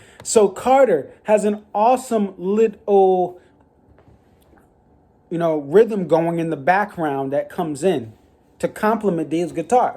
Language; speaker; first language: English; native; English